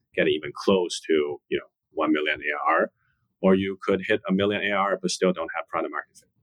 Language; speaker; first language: English; non-native, fluent; Chinese